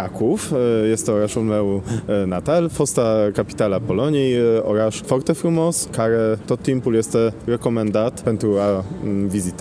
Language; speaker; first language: Romanian; non-native, fluent; Polish